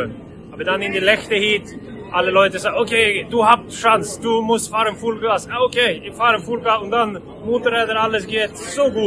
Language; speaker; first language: German; non-native, learner; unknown